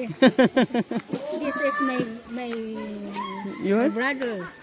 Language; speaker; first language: English; non-native, learner; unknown